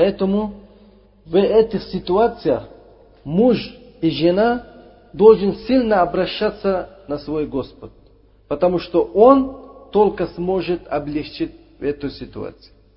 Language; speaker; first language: Russian; non-native, fluent; Uzbek